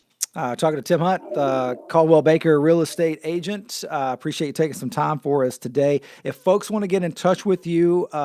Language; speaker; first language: English; native; English